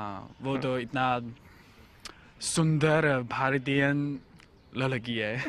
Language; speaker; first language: Hindi; non-native, learner; Chinese